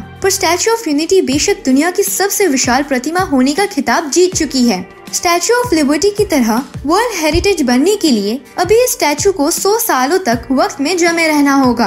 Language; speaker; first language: Hindi; native; Hindi